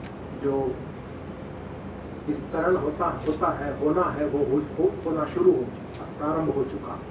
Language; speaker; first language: Hindi; non-native, local second language; Telugu